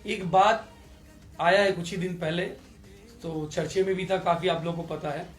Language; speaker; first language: Hindi; non-native, local second language; Bangla